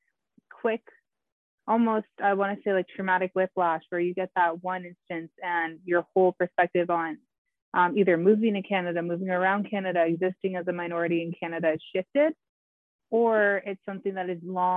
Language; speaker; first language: English; native; English